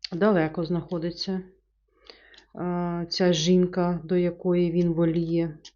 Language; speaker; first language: Ukrainian; non-native, local second language; Russian